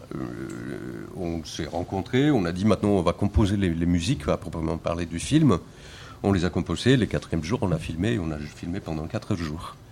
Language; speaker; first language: French; non-native, fluent; Spanish